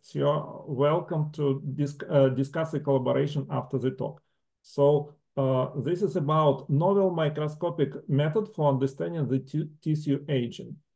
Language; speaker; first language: English; non-native, fluent; Russian